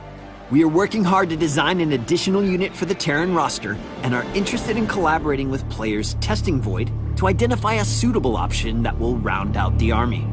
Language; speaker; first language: English; native; English